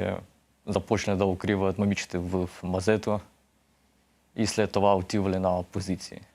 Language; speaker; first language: Bulgarian; early bilingual, heritage; Russian